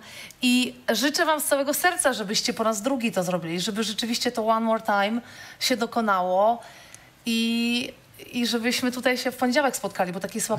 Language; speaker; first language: Polish; native; Polish